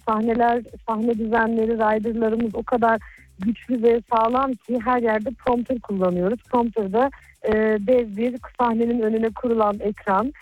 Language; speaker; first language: Turkish; early bilingual, heritage; Turkish